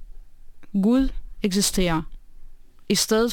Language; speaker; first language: Danish; non-native, fluent; Russian